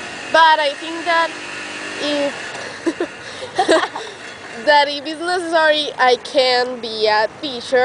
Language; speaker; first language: English; non-native, learner; Spanish